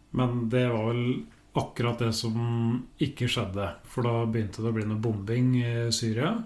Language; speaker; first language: Norwegian; native; Norwegian